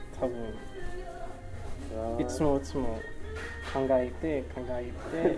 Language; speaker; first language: Japanese; non-native, learner; English